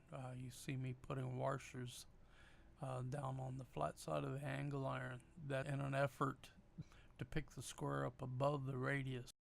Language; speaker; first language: English; native; English